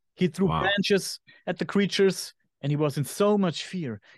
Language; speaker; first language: English; non-native, fluent; German